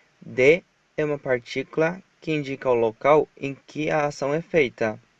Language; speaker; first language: Portuguese; non-native, fluent; Japanese